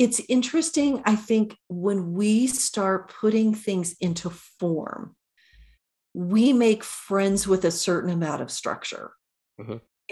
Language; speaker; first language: English; native; English